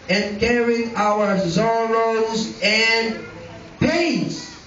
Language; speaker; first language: English; non-native, local second language; Filipino